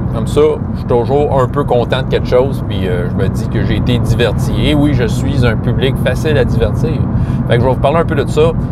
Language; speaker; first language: French; native; French